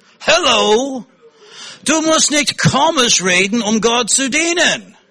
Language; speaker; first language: German; non-native, fluent; English